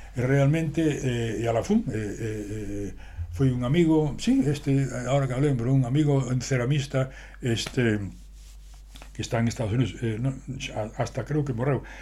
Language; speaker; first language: Galician; non-native, local second language; Spanish